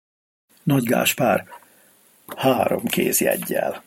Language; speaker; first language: Hungarian; native; Hungarian